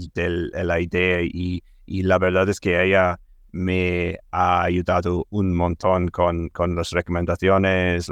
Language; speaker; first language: Spanish; non-native, fluent; English